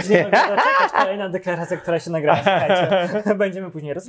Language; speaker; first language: Polish; native; Polish